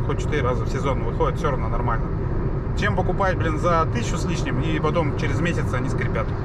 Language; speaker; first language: Russian; native; Russian